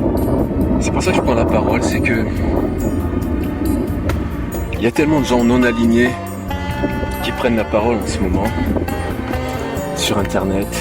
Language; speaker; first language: French; native; French